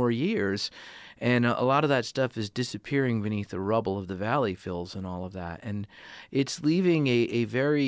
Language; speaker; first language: English; native; English